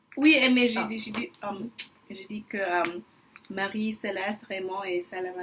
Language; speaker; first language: French; non-native, learner; English